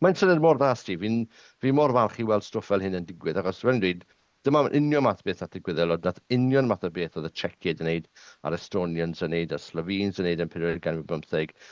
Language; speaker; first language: Welsh; non-native, local second language; English